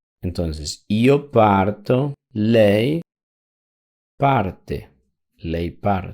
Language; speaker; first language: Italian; non-native, fluent; Spanish